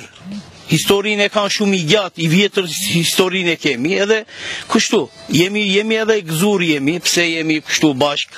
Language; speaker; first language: Albanian; early bilingual, heritage; Albanian